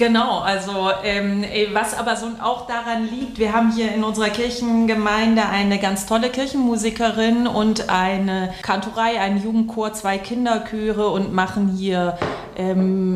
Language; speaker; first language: German; native; German